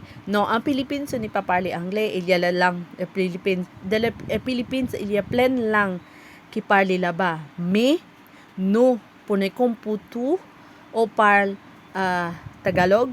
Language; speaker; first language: French; non-native, learner; Cebuano